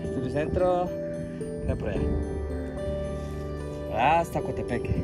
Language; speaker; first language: Spanish; native; Spanish